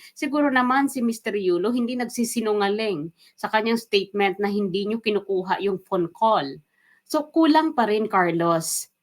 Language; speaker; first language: Filipino; non-native, local second language; Waray